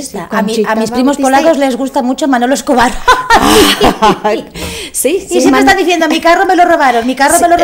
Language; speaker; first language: Spanish; native; Spanish